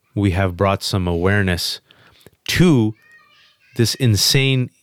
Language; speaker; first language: English; early bilingual, other home language; Urdu